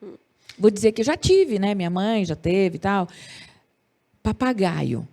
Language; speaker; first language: Portuguese; native; Portuguese